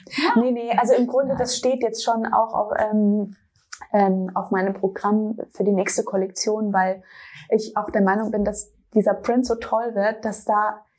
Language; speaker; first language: German; native; German